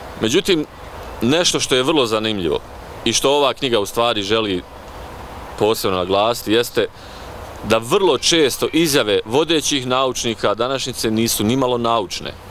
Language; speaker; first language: Bosnian; native; Bosnian